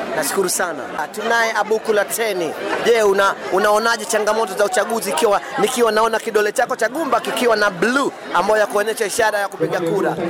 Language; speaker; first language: Swahili; native; Swahili